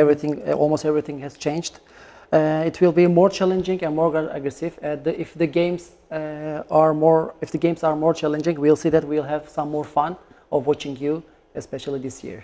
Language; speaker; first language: English; non-native, fluent; Turkish